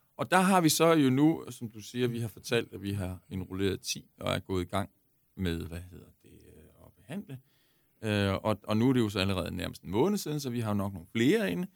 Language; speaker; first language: Danish; native; Danish